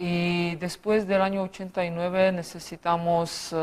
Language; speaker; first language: Spanish; non-native, fluent; Czech